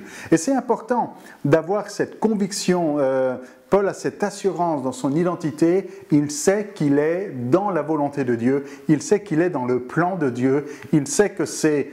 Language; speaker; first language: French; native; French